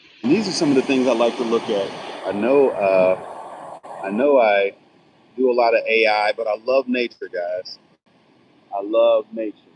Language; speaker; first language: English; native; English